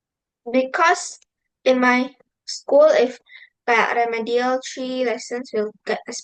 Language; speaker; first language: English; non-native, learner; Indonesian